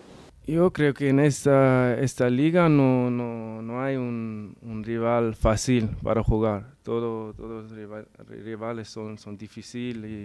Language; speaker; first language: Spanish; non-native, learner; English